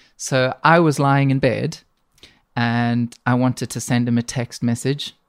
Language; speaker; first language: English; native; English